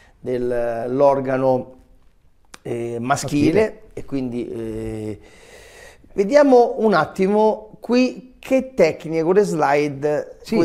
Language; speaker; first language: Italian; native; Italian